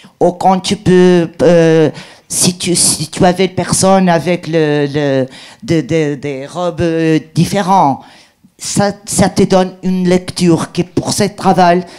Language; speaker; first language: French; non-native, learner; Portuguese